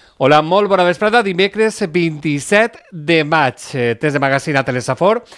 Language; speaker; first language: Catalan; native; Catalan